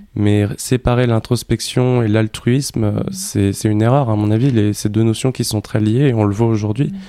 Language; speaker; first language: French; native; French